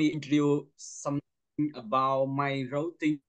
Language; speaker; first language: English; non-native, local second language; Vietnamese